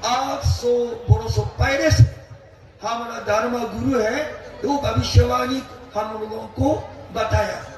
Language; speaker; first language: Hindi; non-native, learner; Japanese